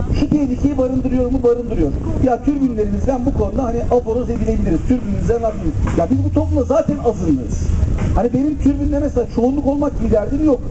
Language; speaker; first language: Turkish; native; Turkish